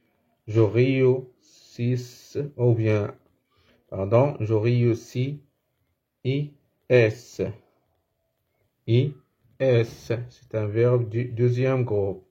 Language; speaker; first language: French; non-native, fluent; Arabic